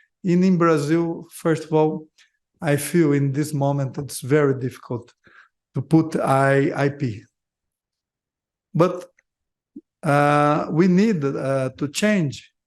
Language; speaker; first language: English; non-native, learner; Portuguese